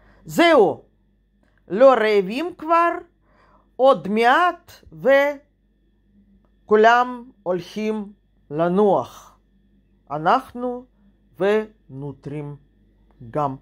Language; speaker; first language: Hebrew; non-native, fluent; Russian